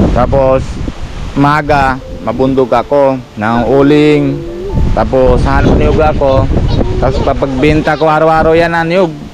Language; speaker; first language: Filipino; non-native, learner; Punjabi